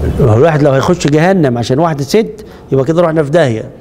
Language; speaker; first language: Arabic; native; Arabic